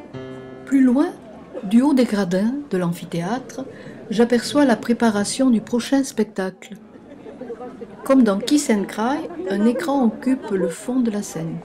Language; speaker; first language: French; native; French